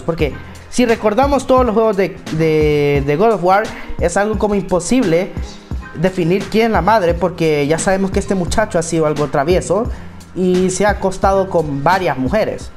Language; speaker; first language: Spanish; native; Spanish